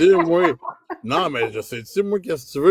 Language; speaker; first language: French; native; French